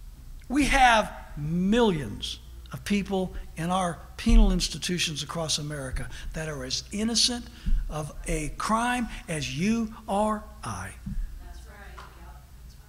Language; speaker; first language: English; native; English